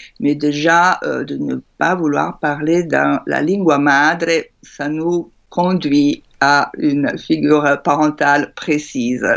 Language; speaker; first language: French; non-native, fluent; Italian